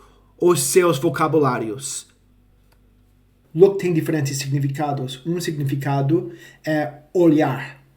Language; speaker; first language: Portuguese; non-native, fluent; English